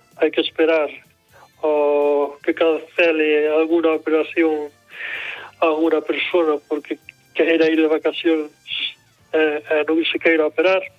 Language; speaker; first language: Spanish; non-native, local second language; Galician